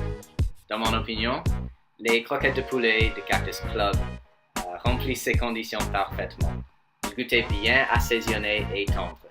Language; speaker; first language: French; non-native, fluent; English